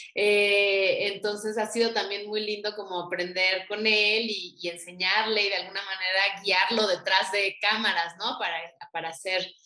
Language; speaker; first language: Spanish; native; Spanish